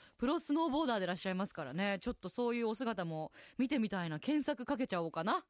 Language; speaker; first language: Japanese; native; Japanese